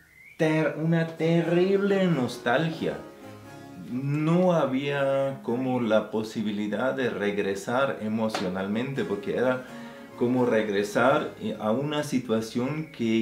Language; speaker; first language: Spanish; non-native, fluent; German